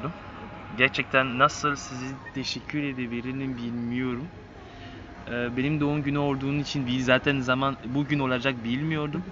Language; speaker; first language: Turkish; non-native, learner; French